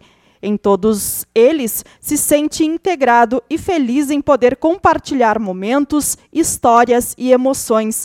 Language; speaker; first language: Portuguese; native; Portuguese